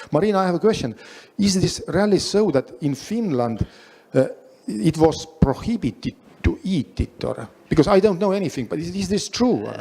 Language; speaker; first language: English; non-native, fluent; Estonian